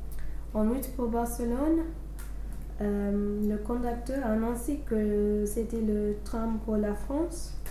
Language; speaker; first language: French; non-native, learner; English